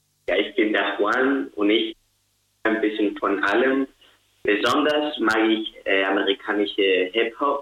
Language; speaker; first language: German; non-native, fluent; Spanish